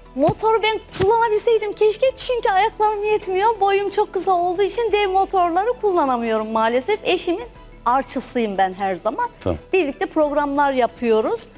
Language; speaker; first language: Turkish; native; Turkish